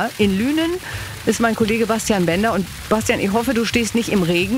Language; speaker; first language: German; native; German